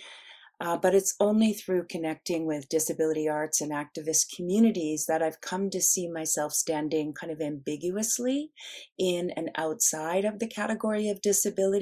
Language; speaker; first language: English; native; English